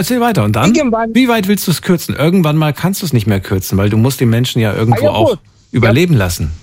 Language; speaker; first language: German; native; German